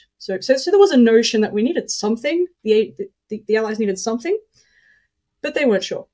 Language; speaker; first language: English; native; English